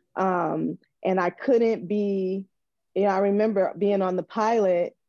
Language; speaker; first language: English; native; English